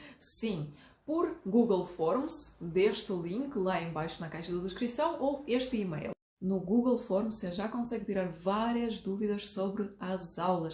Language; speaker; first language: Portuguese; non-native, fluent; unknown